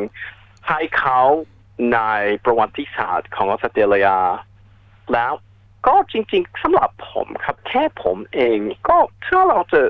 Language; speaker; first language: Thai; non-native, fluent; English